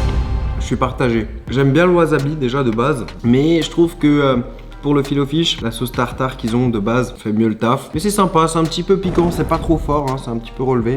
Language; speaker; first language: French; native; French